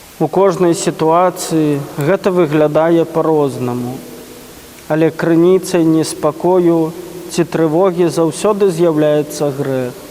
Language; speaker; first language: Belarusian; native; Belarusian